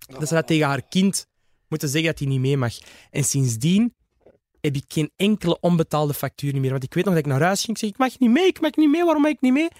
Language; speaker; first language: Dutch; early bilingual, other home language; Arabic